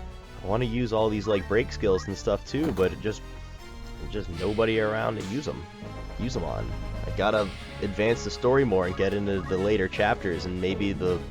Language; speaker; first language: English; native; English